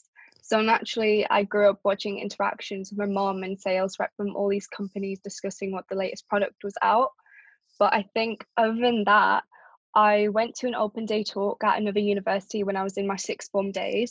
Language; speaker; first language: English; native; English